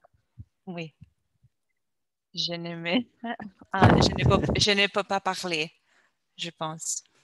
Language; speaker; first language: French; non-native, learner; Portuguese